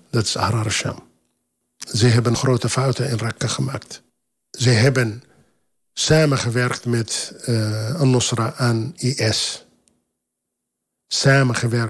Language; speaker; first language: Dutch; non-native, fluent; Arabic